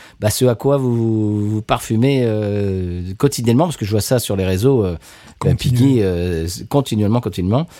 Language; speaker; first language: French; native; French